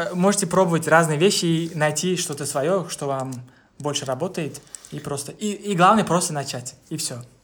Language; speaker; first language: Russian; non-native, local second language; Uzbek